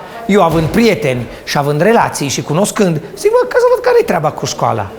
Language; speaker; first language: Romanian; native; Romanian